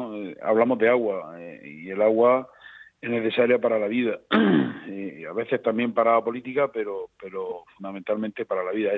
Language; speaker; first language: Spanish; native; Spanish